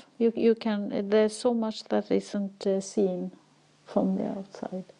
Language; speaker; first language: English; non-native, fluent; Swedish